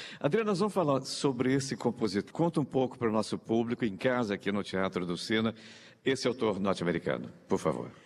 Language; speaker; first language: Portuguese; native; Portuguese